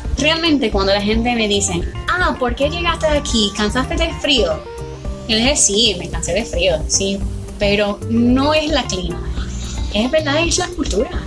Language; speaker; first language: Spanish; non-native, fluent; English